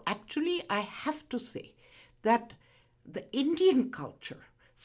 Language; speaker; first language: English; non-native, local second language; Gujarati